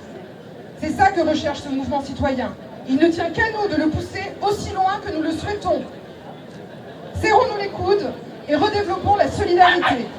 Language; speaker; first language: French; native; French